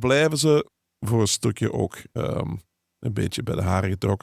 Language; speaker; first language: Dutch; native; Dutch